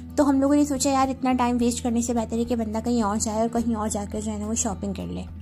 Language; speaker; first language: Urdu; native; Urdu